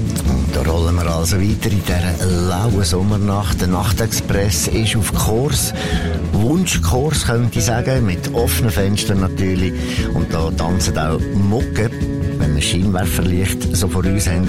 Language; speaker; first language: German; native; German